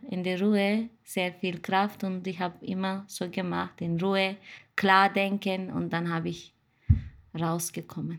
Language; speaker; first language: German; non-native, learner; Turkish